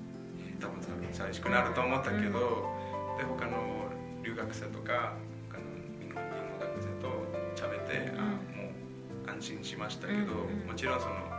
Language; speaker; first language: Japanese; non-native, learner; Spanish